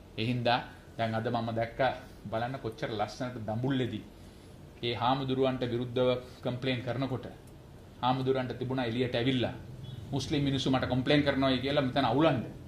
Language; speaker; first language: Sinhala; non-native, local second language; Tamil